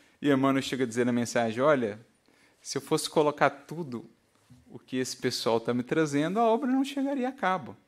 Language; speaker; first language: Portuguese; native; Portuguese